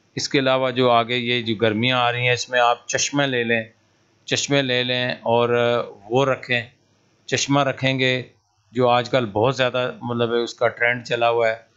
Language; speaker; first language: Urdu; non-native, local second language; Punjabi